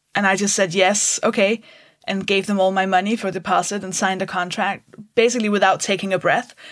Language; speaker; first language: English; non-native, fluent; Danish